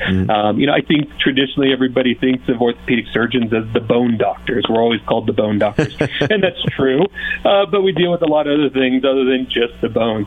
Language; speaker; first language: English; native; English